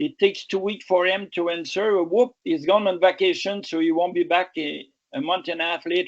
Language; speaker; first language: English; non-native, local second language; French